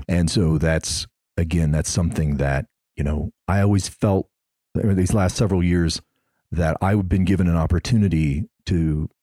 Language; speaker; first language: English; native; English